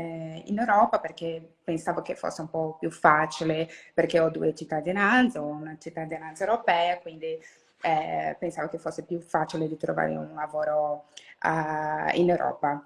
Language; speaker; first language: Italian; non-native, learner; Portuguese